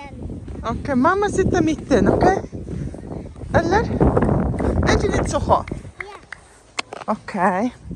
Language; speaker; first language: Swedish; non-native, learner; Mongolian